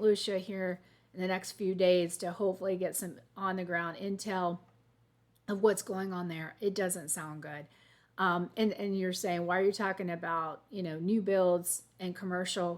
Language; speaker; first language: English; native; English